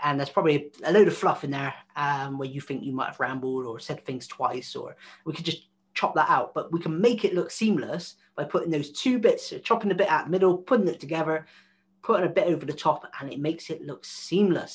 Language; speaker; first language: English; native; English